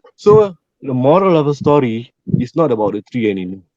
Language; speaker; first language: English; non-native, local second language; Malay